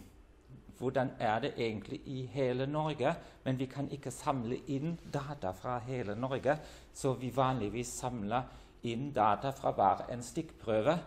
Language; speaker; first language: Norwegian; non-native, fluent; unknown